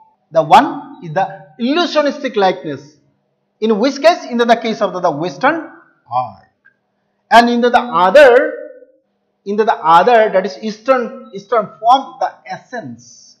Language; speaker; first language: English; non-native, local second language; Hindi